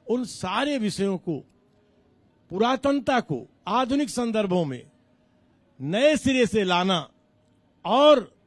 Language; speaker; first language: Hindi; native; Hindi